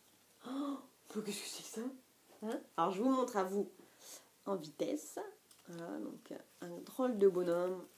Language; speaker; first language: French; native; French